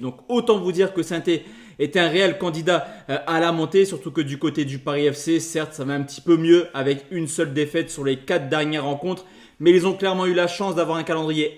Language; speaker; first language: French; native; French